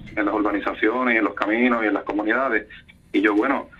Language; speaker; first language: Spanish; native; Spanish